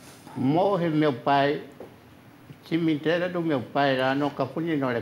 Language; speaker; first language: Portuguese; non-native, local second language; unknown